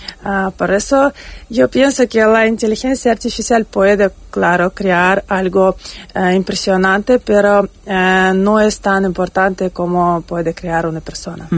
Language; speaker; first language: Spanish; non-native, fluent; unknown